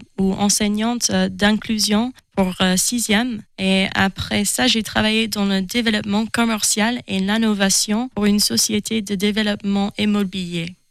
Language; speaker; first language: French; non-native, learner; English